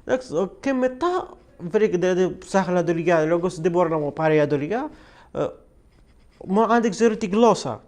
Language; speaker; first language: Greek; non-native, learner; Arabic